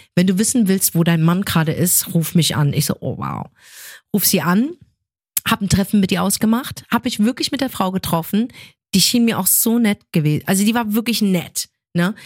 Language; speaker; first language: German; early bilingual, other home language; Arabic